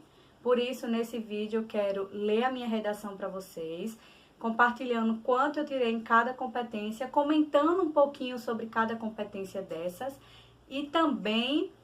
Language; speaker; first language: Portuguese; native; Portuguese